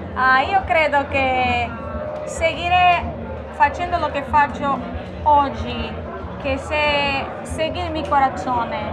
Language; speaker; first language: Italian; non-native, learner; Portuguese